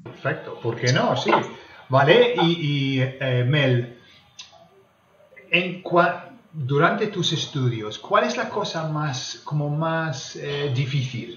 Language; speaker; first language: Spanish; non-native, fluent; English